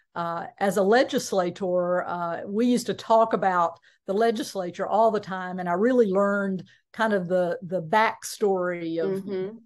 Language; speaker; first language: English; native; English